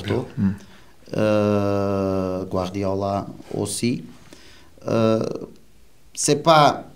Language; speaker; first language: French; non-native, learner; Portuguese